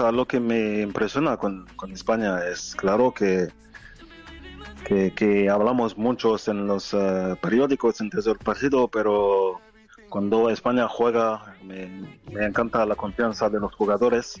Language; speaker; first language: Spanish; non-native, fluent; French